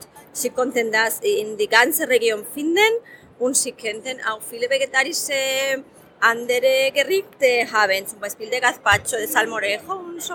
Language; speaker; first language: German; non-native, learner; Spanish